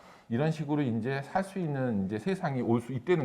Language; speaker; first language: Korean; native; Korean